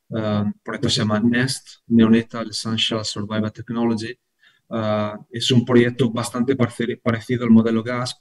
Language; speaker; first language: Spanish; non-native, fluent; Italian